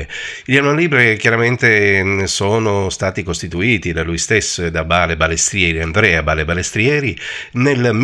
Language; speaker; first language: Italian; native; Italian